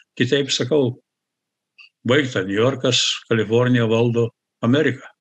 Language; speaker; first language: Lithuanian; early bilingual, heritage; Lithuanian